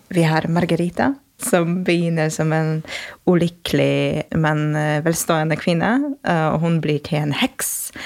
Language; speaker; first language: Norwegian; non-native, fluent; Polish